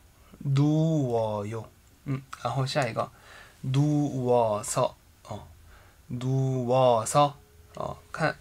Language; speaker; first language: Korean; non-native, fluent; Chinese